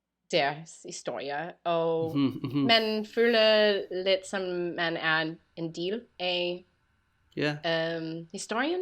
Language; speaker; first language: Danish; non-native, fluent; English